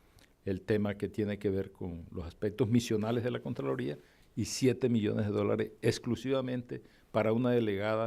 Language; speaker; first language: Spanish; native; Spanish